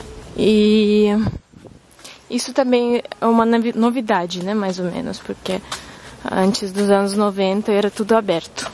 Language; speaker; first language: Portuguese; non-native, fluent; Russian